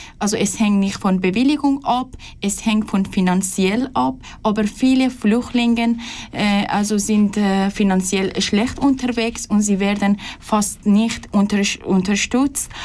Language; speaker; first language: German; non-native, fluent; Persian